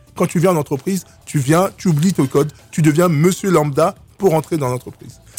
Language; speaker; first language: French; early bilingual, other home language; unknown